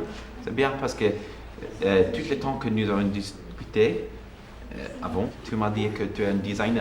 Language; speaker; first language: French; non-native, learner; English